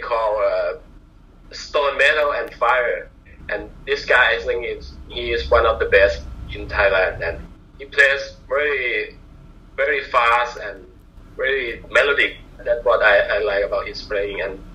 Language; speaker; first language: English; non-native, learner; Thai